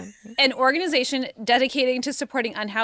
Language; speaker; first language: English; native; English